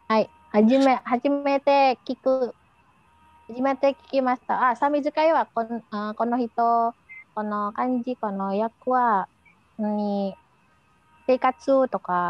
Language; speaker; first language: Japanese; non-native, learner; Indonesian